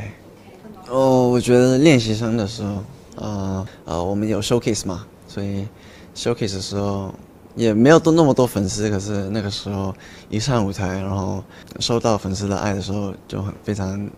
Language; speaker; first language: Chinese; early bilingual, heritage; Chinese